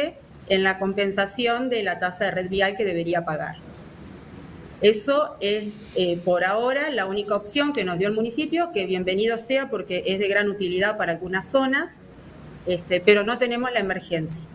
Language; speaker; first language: Spanish; native; Spanish